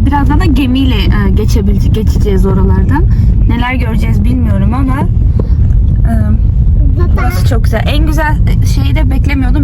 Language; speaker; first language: Turkish; early bilingual, heritage; Turkish